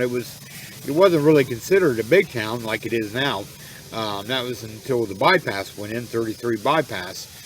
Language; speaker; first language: English; native; English